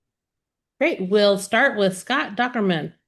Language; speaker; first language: English; native; English